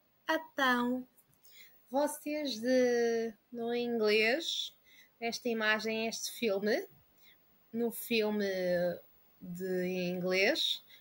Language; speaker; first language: Portuguese; non-native, learner; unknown